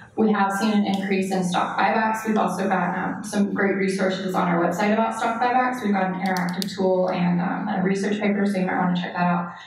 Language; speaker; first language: English; native; English